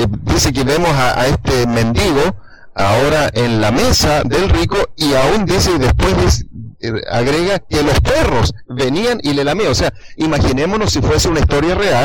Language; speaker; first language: Spanish; native; Spanish